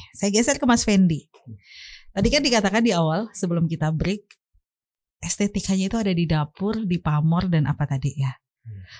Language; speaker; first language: Indonesian; native; Indonesian